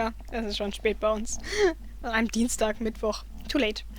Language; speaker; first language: German; native; German